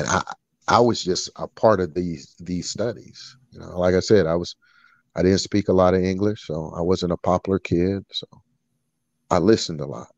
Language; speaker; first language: English; early bilingual, other home language; Filipino